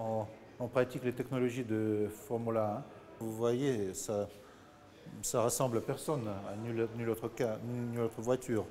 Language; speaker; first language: French; non-native, learner; Russian